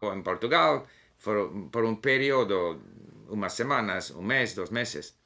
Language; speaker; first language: Portuguese; non-native, learner; English